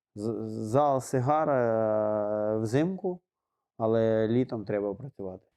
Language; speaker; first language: Ukrainian; non-native, local second language; Russian